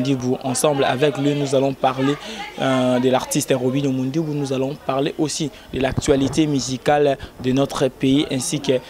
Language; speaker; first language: French; non-native, local second language; Lingala